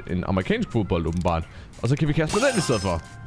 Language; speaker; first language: Danish; native; Danish